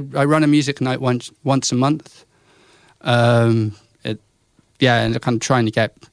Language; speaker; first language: English; native; English